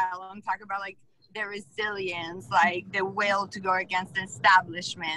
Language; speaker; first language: English; non-native, fluent; Italian